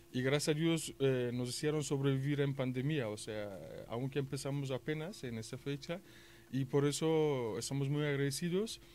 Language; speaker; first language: Spanish; non-native, fluent; Turkish